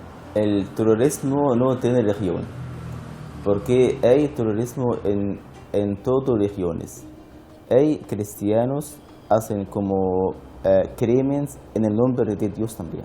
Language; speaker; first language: Spanish; non-native, learner; Arabic